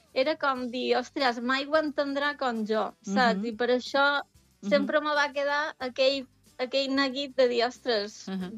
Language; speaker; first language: Catalan; native; Catalan